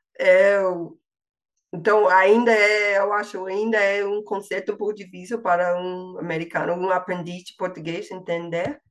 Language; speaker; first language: Portuguese; non-native, fluent; English